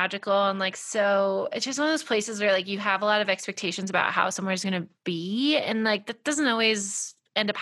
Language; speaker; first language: English; native; English